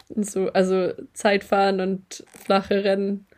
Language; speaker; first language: German; native; German